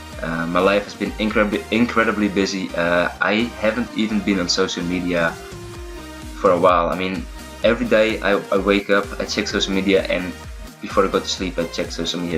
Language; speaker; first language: English; non-native, fluent; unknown